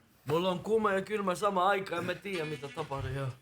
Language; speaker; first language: Finnish; non-native, learner; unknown